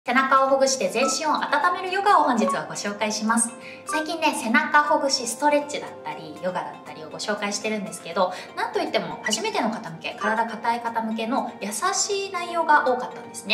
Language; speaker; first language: Japanese; native; Japanese